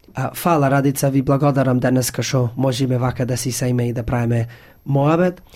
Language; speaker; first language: Macedonian; early bilingual, heritage; Macedonian